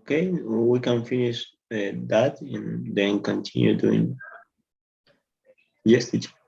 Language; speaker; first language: English; non-native, learner; Spanish